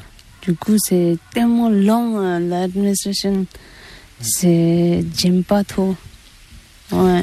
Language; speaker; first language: French; non-native, learner; Tibetan